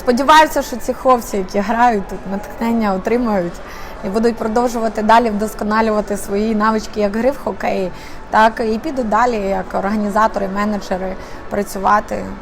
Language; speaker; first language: Ukrainian; native; Ukrainian